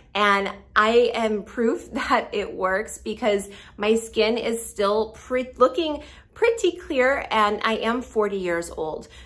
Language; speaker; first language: English; native; English